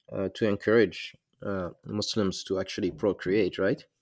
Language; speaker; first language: English; non-native, fluent; Arabic